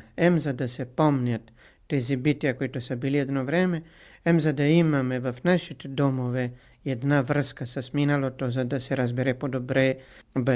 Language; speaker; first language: Bulgarian; non-native, fluent; Italian